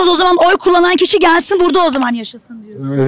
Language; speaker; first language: Turkish; native; Turkish